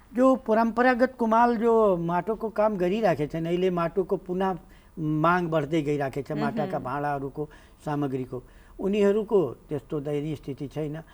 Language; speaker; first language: Nepali; non-native, local second language; Awadhi